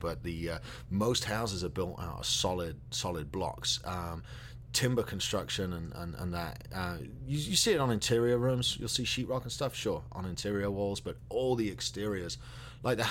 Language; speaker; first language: English; native; English